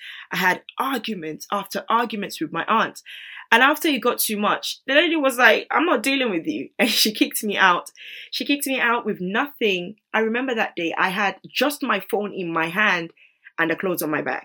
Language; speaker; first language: English; non-native, local second language; Yoruba